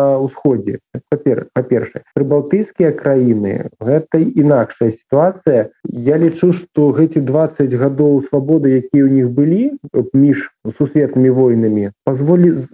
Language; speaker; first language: Belarusian; non-native, local second language; Russian